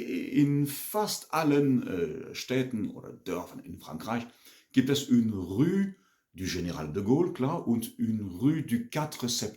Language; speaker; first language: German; non-native, fluent; French